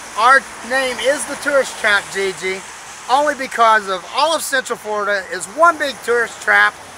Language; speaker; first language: English; native; English